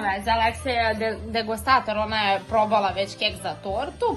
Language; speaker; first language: Bosnian; native; Bosnian